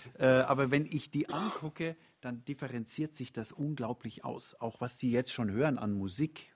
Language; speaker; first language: German; native; German